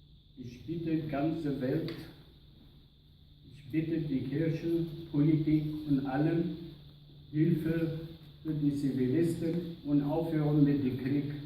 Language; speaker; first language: German; non-native, learner; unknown